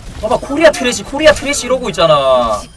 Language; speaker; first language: Korean; native; Korean